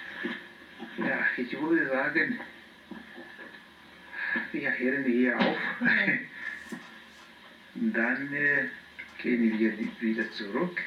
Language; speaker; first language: German; non-native, learner; Kinyarwanda